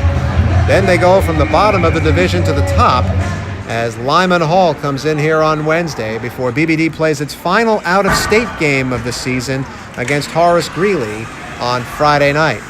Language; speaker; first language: English; native; English